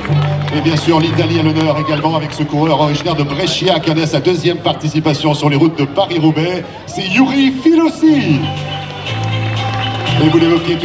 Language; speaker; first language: French; native; French